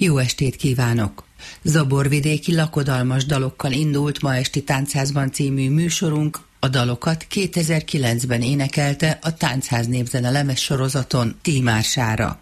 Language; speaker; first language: Hungarian; native; Hungarian